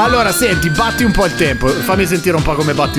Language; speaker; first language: Italian; native; Italian